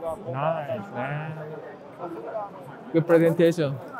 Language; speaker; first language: English; non-native, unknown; Japanese